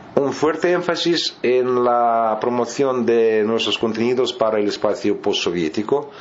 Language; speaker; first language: Spanish; non-native, fluent; Russian